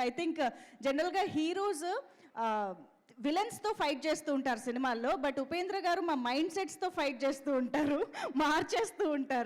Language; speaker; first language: Telugu; native; Telugu